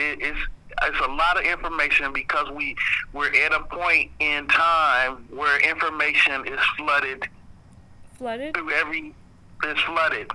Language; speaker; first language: English; native; English